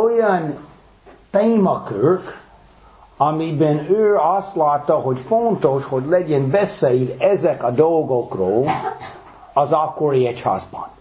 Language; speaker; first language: Hungarian; non-native, fluent; English